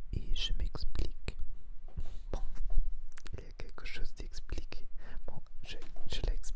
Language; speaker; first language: French; non-native, learner; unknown